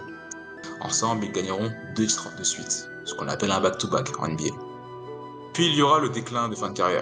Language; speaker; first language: French; native; French